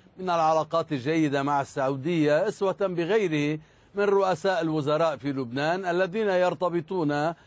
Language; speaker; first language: Arabic; native; Arabic